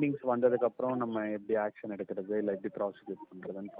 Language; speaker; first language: Tamil; native; Tamil